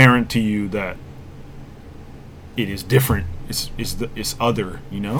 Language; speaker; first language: English; native; English